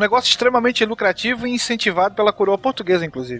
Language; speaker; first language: Portuguese; native; Portuguese